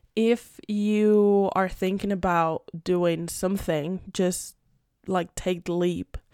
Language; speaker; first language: English; non-native, fluent; Spanish